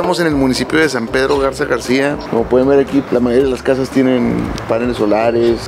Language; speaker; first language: Spanish; native; Spanish